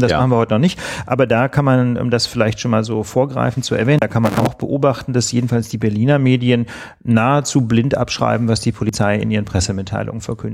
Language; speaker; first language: German; native; German